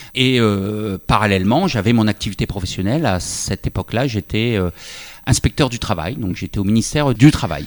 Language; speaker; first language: French; native; French